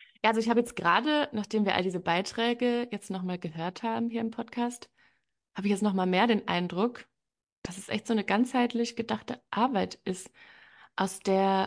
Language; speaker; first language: German; native; German